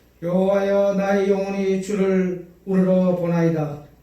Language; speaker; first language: Korean; native; Korean